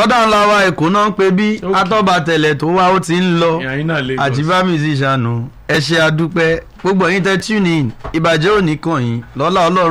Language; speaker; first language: English; non-native, local second language; Yoruba